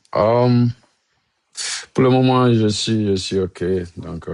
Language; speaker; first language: French; non-native, learner; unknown